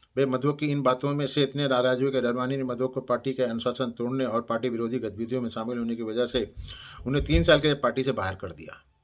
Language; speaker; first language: Hindi; native; Hindi